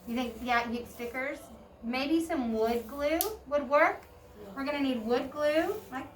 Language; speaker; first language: English; native; English